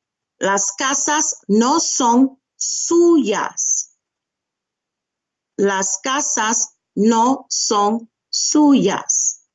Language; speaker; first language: Spanish; non-native, fluent; English